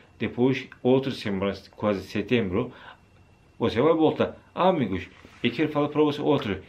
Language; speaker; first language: Portuguese; non-native, learner; Turkish